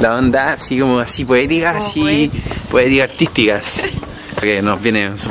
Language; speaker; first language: Spanish; native; Spanish